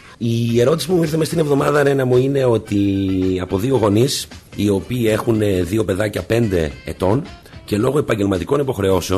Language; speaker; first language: Greek; native; Greek